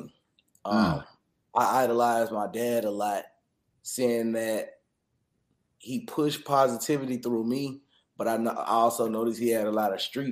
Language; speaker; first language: English; native; English